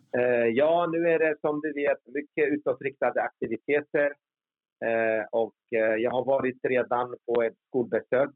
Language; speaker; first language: Swedish; early bilingual, other home language; Turoyo